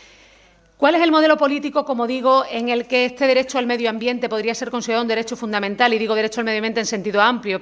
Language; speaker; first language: Spanish; native; Spanish